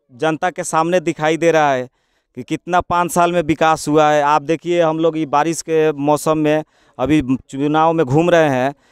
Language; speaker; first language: Hindi; native; Hindi